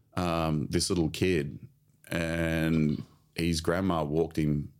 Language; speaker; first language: English; native; English